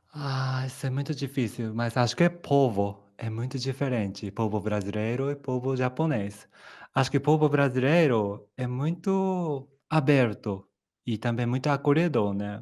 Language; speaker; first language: Portuguese; non-native, fluent; Japanese